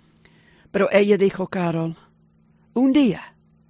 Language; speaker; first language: Spanish; early bilingual, heritage; Spanish